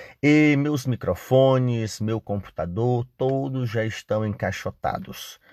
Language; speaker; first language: Portuguese; native; Portuguese